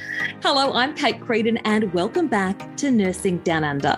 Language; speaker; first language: English; native; English